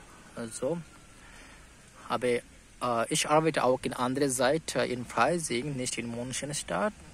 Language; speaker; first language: German; non-native, learner; Bangla